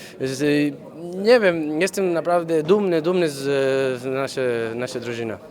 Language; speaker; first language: Polish; non-native, fluent; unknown